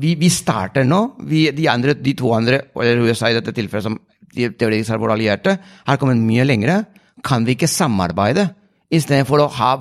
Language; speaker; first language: Norwegian; non-native, fluent; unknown